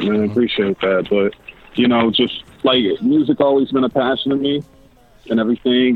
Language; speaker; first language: English; native; English